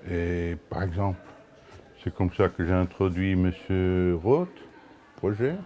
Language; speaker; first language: French; non-native, local second language; Luxembourgish